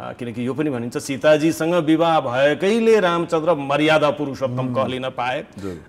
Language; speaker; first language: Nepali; non-native, local second language; Maithili